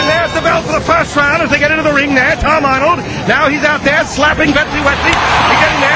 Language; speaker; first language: English; native; English